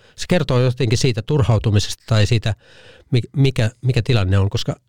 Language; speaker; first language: Finnish; native; Finnish